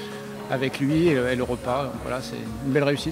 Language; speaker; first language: French; native; French